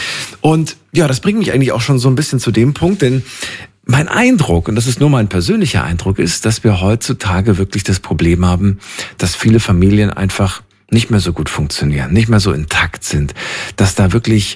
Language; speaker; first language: German; native; German